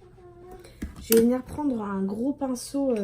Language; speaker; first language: French; native; French